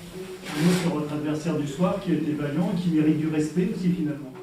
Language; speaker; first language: French; native; French